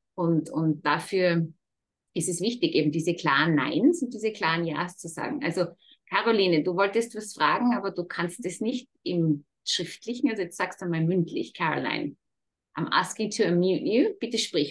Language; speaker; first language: German; native; German